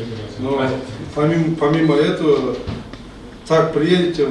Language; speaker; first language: Russian; non-native, local second language; Kyrgyz